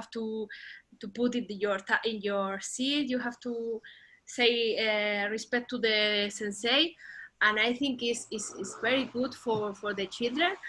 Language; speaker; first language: English; non-native, learner; Spanish